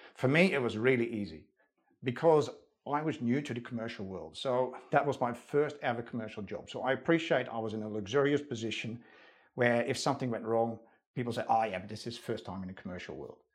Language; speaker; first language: English; non-native, fluent; Dutch